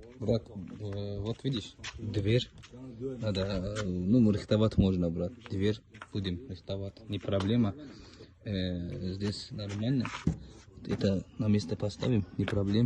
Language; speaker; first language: Russian; non-native, learner; Georgian